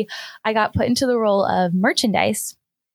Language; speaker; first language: English; native; English